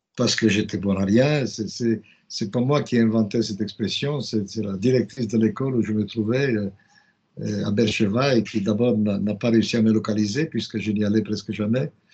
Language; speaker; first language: French; non-native, fluent; Romanian